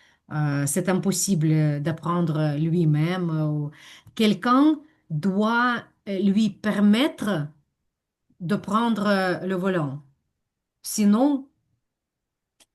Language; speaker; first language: French; non-native, fluent; Ukrainian